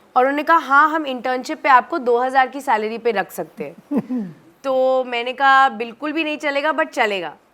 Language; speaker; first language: Hindi; native; Hindi